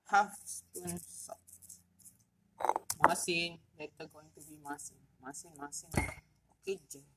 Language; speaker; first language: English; non-native, local second language; Malay